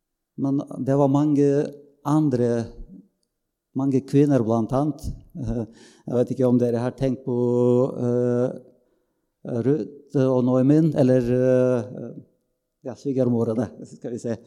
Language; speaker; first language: Norwegian; non-native, fluent; Bulgarian